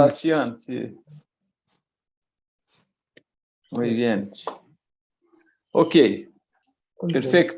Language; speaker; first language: Spanish; non-native, fluent; Portuguese